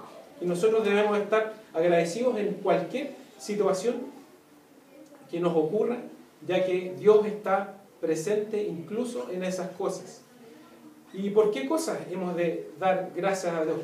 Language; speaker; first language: Spanish; native; Spanish